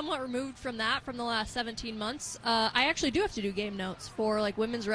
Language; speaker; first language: English; native; English